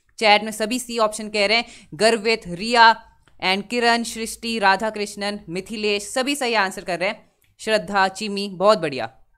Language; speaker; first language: Hindi; native; Hindi